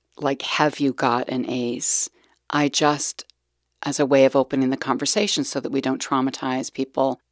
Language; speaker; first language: English; native; English